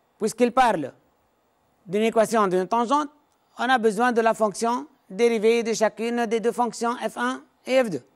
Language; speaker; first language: French; non-native, local second language; Arabic